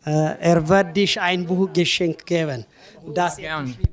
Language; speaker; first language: German; non-native, learner; Amharic